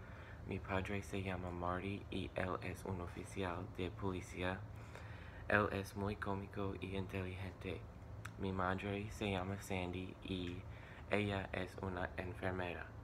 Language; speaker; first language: Spanish; non-native, learner; English